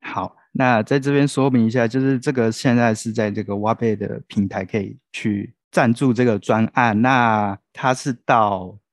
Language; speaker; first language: Chinese; non-native, local second language; Min Nan Chinese